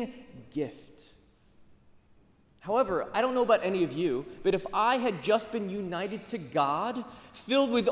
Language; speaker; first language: English; native; English